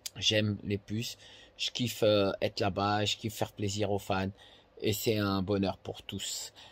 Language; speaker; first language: French; native; French